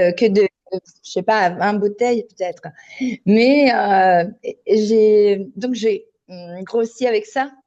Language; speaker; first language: French; non-native, fluent; Italian